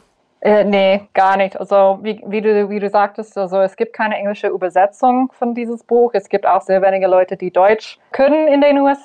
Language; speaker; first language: German; non-native, fluent; English